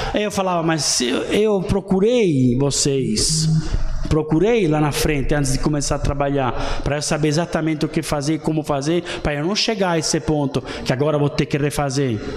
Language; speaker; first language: Portuguese; non-native, fluent; Italian